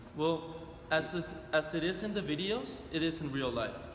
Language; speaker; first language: English; non-native, fluent; Spanish